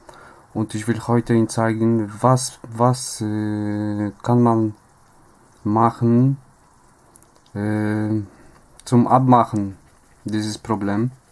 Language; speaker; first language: German; non-native, learner; Polish